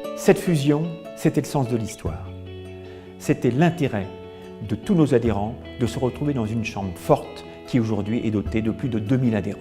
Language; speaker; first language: French; native; French